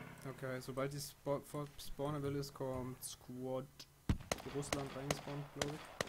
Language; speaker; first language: German; native; German